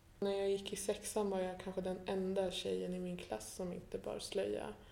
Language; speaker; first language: Swedish; early bilingual, other home language; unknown